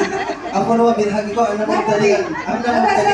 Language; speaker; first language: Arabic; non-native, learner; Indonesian